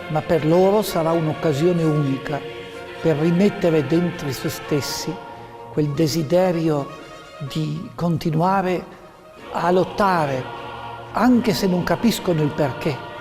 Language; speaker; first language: Italian; non-native, fluent; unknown